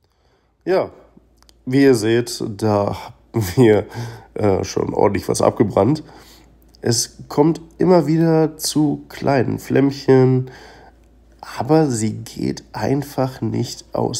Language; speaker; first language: German; native; German